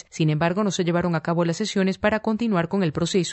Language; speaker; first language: Spanish; native; Spanish